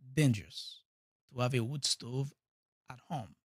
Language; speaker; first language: English; non-native, fluent; Haitian Creole